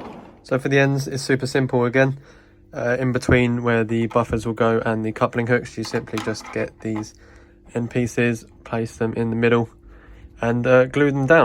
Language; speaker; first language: English; native; English